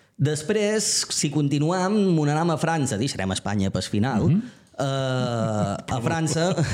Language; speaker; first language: Catalan; native; Catalan